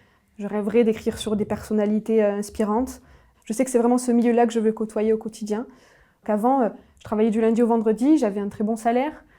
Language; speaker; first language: French; native; French